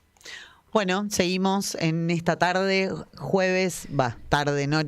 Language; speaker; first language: Spanish; native; Spanish